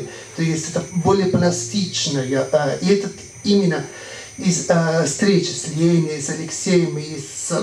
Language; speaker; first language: Russian; non-native, fluent; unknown